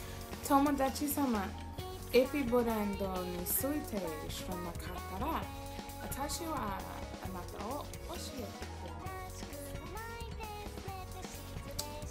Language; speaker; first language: Japanese; non-native, learner; English